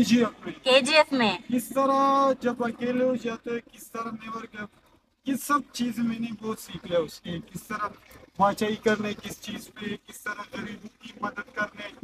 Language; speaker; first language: Hindi; non-native, learner; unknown